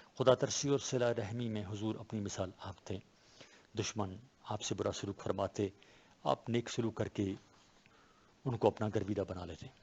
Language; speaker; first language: Urdu; non-native, local second language; Pashto